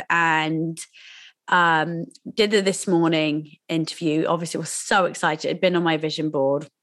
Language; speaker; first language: English; native; English